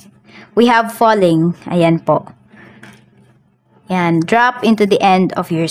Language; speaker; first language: Filipino; native; Filipino